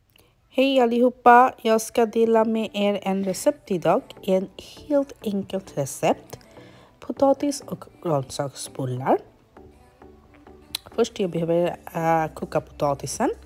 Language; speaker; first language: Swedish; non-native, learner; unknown